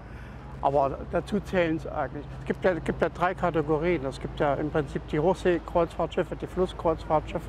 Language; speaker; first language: German; native; German